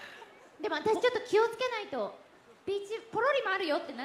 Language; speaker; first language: Japanese; native; Japanese